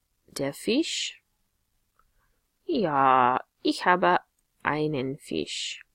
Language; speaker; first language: German; non-native, fluent; English